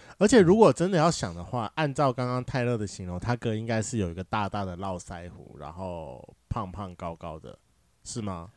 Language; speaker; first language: Chinese; native; Chinese